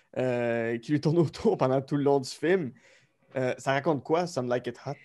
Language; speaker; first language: French; native; French